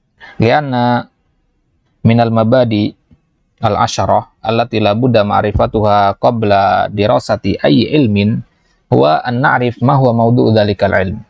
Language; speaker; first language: Arabic; non-native, fluent; Indonesian